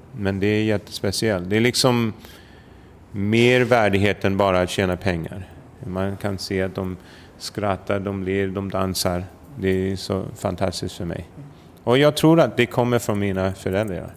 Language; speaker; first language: Swedish; early bilingual, heritage; Swedish